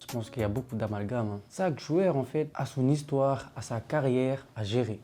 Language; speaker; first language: French; non-native, local second language; Fula